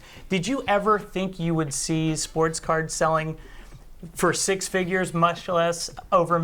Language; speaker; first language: English; native; English